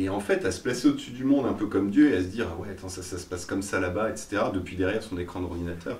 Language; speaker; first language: French; native; French